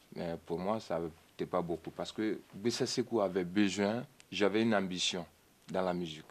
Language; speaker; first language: French; non-native, local second language; Mandingo